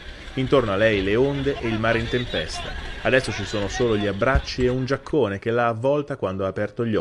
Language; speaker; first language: Italian; native; Italian